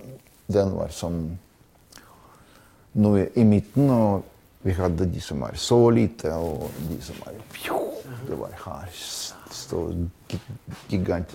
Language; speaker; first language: Norwegian; non-native, fluent; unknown